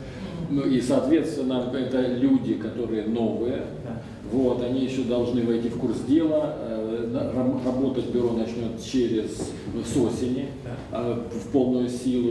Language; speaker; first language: Russian; native; Russian